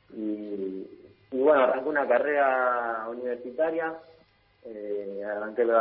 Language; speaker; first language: Spanish; early bilingual, heritage; Italian